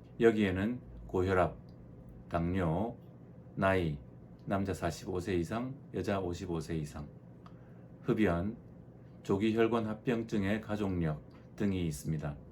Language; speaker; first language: Korean; native; Korean